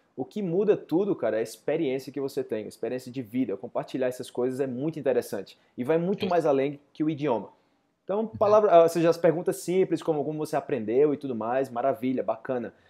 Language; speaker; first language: Portuguese; native; Portuguese